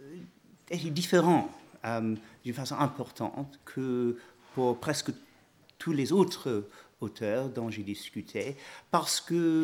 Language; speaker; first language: French; non-native, fluent; English